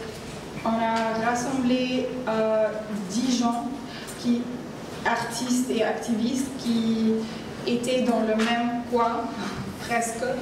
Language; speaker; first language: French; non-native, learner; Arabic